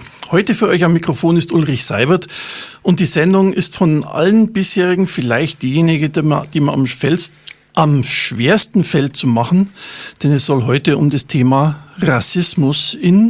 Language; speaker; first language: German; native; German